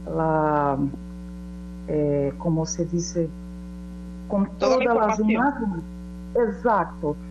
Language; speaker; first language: Spanish; non-native, learner; Portuguese